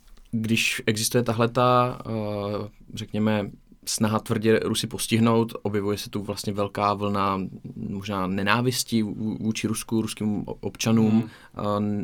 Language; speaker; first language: Czech; native; Czech